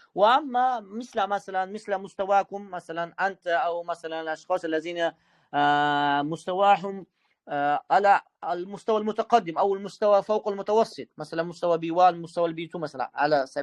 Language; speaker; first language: Arabic; non-native, fluent; Uzbek